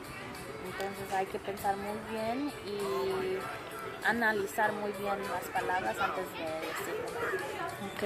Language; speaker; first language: Spanish; early bilingual, other home language; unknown